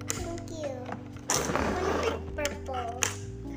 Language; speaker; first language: English; non-native, learner; Indonesian